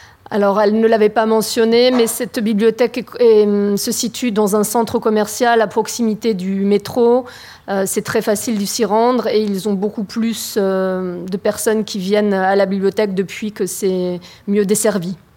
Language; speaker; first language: French; native; French